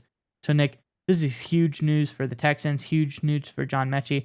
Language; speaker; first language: English; native; English